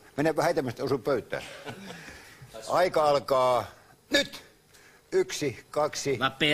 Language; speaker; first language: Finnish; native; Finnish